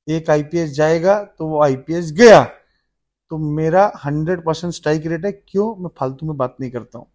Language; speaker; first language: Hindi; native; Hindi